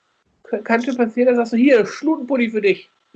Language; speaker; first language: German; native; German